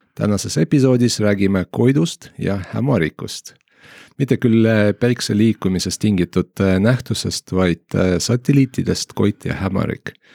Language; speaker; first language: Estonian; non-native, local second language; Russian